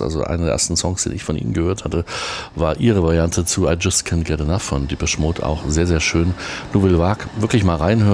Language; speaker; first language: German; native; German